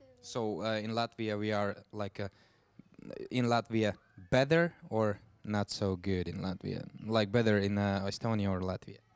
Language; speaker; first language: English; non-native, learner; Latvian